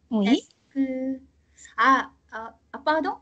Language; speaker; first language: French; non-native, learner; Korean